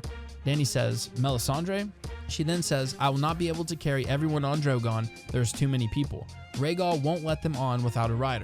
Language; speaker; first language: English; native; English